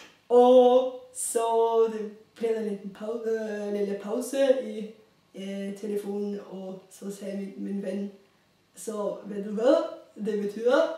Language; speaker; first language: Danish; non-native, fluent; Bulgarian